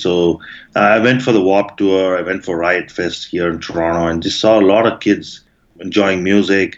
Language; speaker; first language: English; non-native, local second language; Malayalam